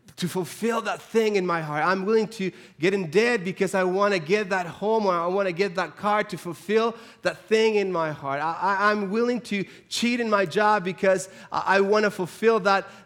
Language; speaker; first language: English; non-native, fluent; Spanish